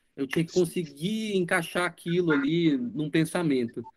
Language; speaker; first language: Portuguese; native; Portuguese